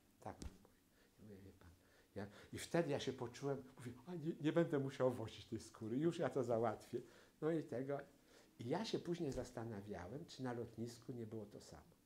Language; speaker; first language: Polish; native; Polish